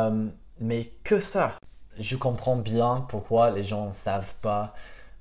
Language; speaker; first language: French; non-native, fluent; English